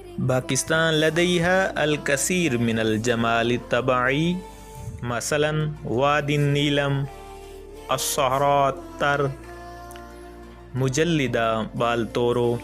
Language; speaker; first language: Arabic; non-native, learner; Urdu